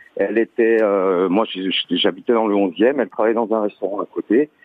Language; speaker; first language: French; native; French